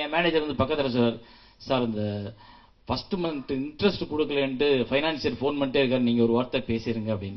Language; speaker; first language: Tamil; native; Tamil